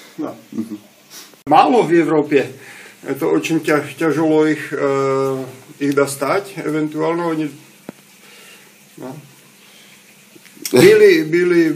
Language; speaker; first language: Russian; non-native, fluent; Czech